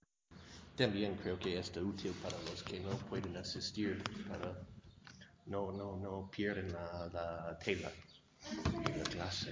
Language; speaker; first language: Spanish; non-native, fluent; English